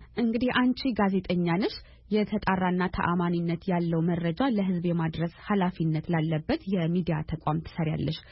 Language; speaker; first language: Amharic; native; Amharic